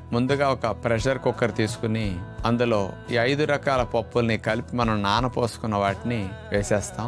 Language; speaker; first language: Telugu; native; Telugu